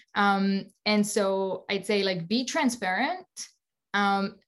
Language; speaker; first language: English; non-native, fluent; French